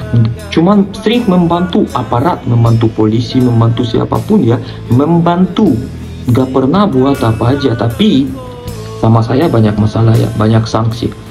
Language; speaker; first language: Indonesian; non-native, learner; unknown